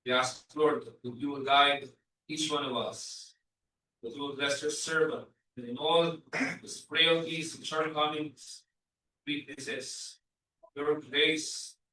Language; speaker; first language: English; non-native, local second language; Filipino